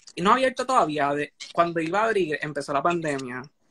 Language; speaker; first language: Spanish; native; Spanish